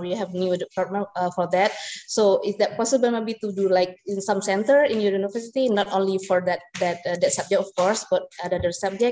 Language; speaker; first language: English; non-native, fluent; Indonesian